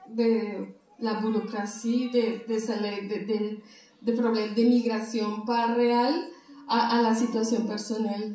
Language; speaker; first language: French; non-native, learner; Spanish